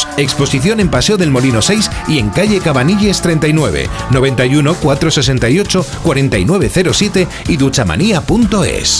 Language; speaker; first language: Spanish; native; Spanish